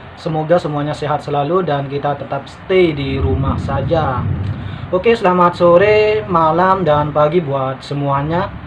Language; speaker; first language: Indonesian; native; Indonesian